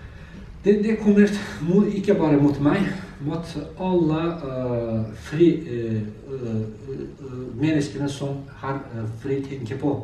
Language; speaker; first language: Norwegian; non-native, learner; Azerbaijani